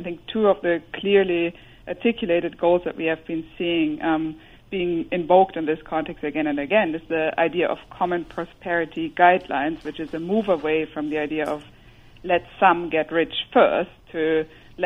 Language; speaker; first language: English; non-native, fluent; German